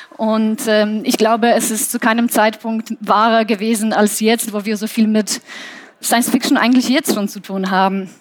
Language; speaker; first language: German; non-native, fluent; Polish